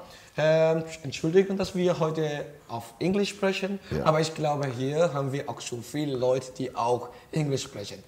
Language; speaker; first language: German; non-native, learner; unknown